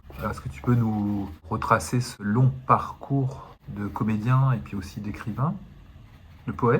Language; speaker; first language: French; native; French